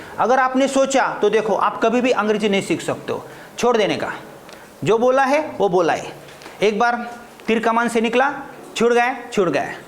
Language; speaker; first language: Hindi; non-native, local second language; Marathi